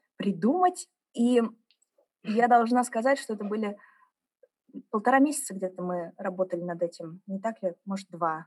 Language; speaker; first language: Russian; early bilingual, heritage; German